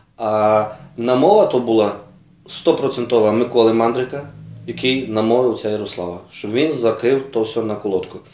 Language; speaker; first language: Ukrainian; native; Ukrainian